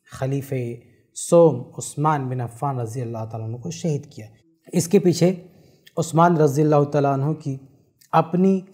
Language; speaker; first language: Hindi; native; Hindi